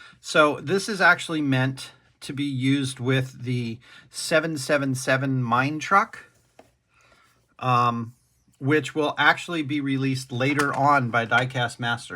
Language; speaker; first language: English; native; English